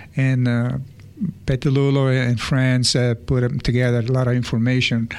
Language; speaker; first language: English; non-native, fluent; Italian